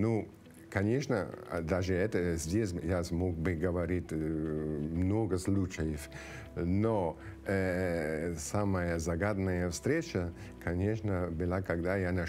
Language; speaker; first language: Russian; non-native, fluent; Italian